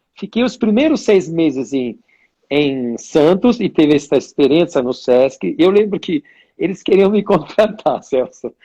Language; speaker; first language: Portuguese; non-native, fluent; Italian